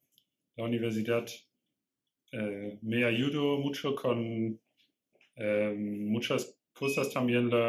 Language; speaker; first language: Spanish; non-native, learner; German